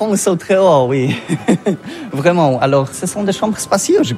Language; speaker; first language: French; non-native, learner; Polish